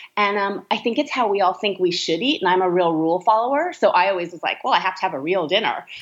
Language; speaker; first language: English; native; English